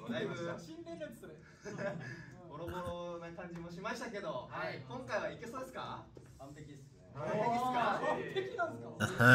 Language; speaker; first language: Japanese; native; Japanese